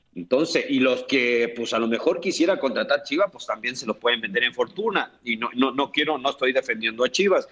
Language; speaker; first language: Spanish; native; Spanish